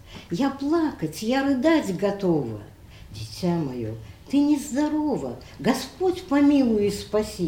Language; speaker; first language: Russian; native; Russian